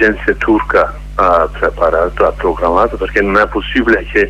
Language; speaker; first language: Italian; non-native, learner; Kurdish